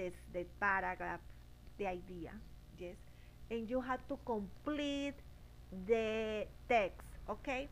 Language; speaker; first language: English; non-native, learner; Spanish